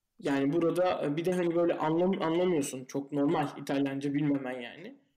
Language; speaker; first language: Turkish; native; Turkish